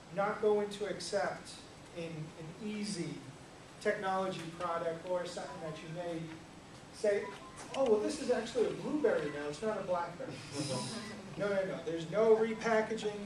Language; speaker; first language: English; native; English